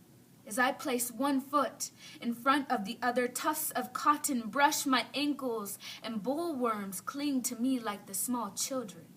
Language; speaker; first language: English; native; English